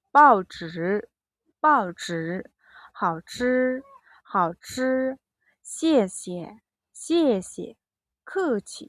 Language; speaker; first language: Chinese; non-native, fluent; Mongolian